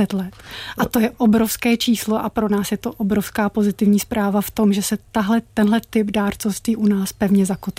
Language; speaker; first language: Czech; native; Czech